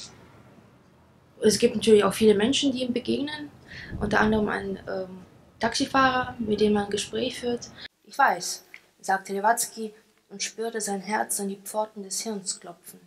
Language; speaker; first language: German; non-native, fluent; Ukrainian